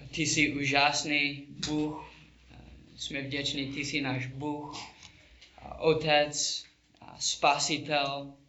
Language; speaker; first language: Czech; non-native, learner; English